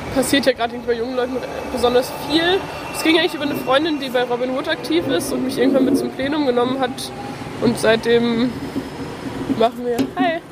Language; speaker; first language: German; native; German